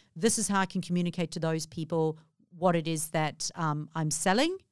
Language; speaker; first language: English; native; English